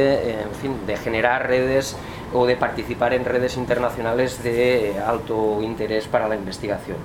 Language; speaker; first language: Spanish; native; Spanish